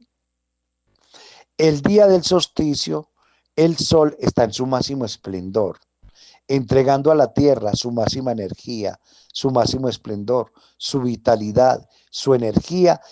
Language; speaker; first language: Spanish; native; Spanish